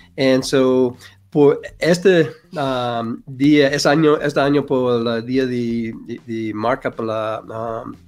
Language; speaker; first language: Spanish; non-native, learner; English